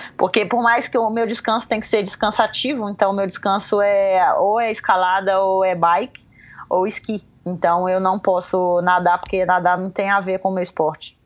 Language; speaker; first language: Portuguese; native; Portuguese